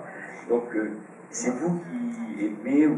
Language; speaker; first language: French; native; French